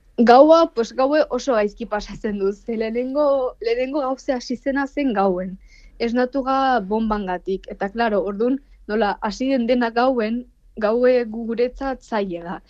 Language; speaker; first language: Basque; non-native, fluent; Ukrainian